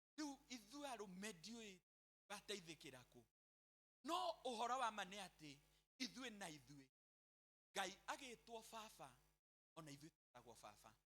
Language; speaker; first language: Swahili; non-native, local second language; Kikuyu